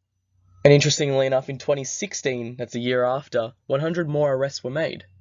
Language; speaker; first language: English; native; English